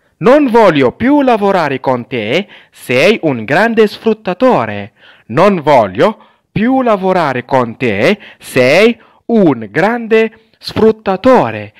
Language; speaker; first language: Italian; non-native, fluent; Arabic